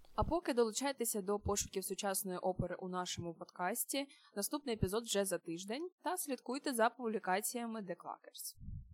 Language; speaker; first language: Ukrainian; native; Ukrainian